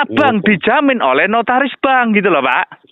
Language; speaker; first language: Indonesian; non-native, local second language; Javanese